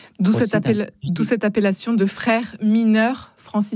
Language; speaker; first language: French; native; French